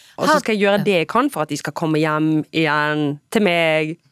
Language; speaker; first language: Norwegian; native; Norwegian